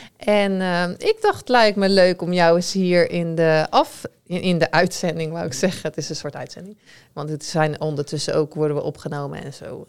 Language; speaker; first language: Dutch; native; Dutch